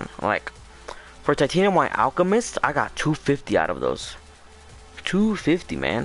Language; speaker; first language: English; native; English